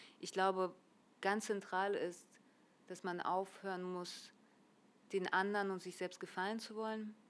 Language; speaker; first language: German; early bilingual, other home language; Russian